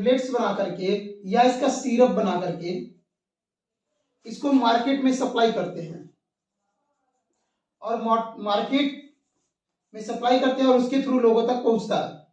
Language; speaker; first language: Hindi; native; Hindi